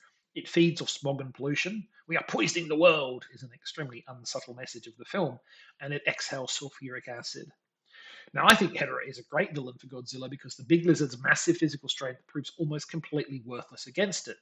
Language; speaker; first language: English; native; English